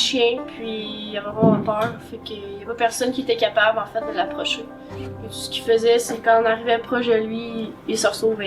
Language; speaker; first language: French; native; French